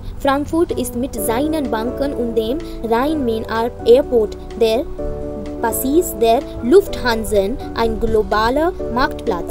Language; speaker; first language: German; non-native, fluent; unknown